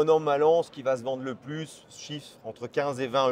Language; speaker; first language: French; native; French